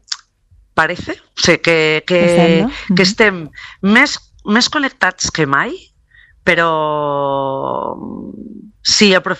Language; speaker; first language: Catalan; non-native, local second language; Spanish